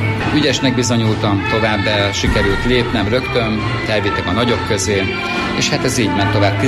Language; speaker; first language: Hungarian; native; Hungarian